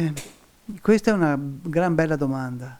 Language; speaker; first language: Italian; native; Italian